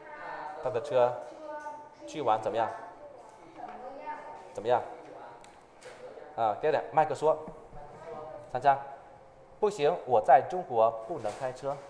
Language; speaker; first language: Chinese; non-native, fluent; Vietnamese